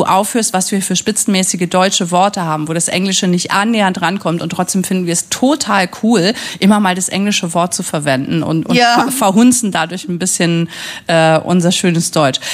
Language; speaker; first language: German; native; German